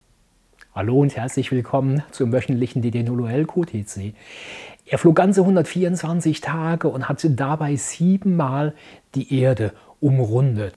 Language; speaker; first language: German; native; German